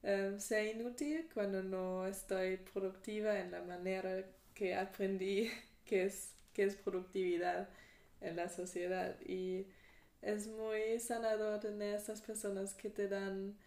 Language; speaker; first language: Spanish; non-native, fluent; German